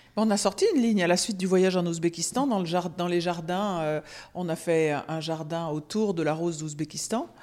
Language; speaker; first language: French; native; French